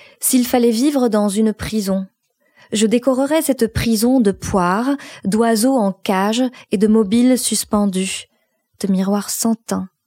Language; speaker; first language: French; non-native, local second language; Arabic